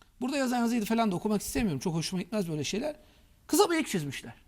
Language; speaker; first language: Turkish; native; Turkish